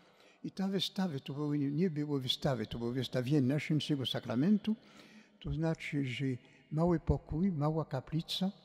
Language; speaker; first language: Polish; non-native, fluent; French